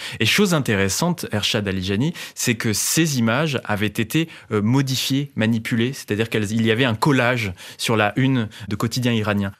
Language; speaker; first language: French; native; French